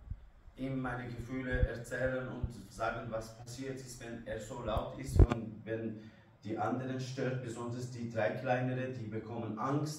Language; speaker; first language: German; non-native, learner; Kurdish